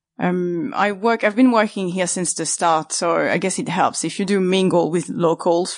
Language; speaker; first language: English; non-native, fluent; French